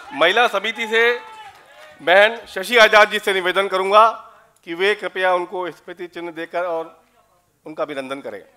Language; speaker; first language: Hindi; native; Hindi